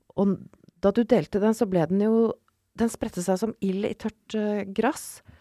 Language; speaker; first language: Norwegian; native; Norwegian